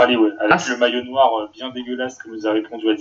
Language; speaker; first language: French; native; French